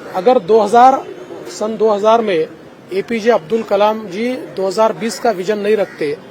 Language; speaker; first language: Hindi; non-native, local second language; Marathi